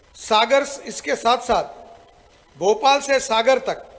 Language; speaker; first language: Hindi; non-native, local second language; Marathi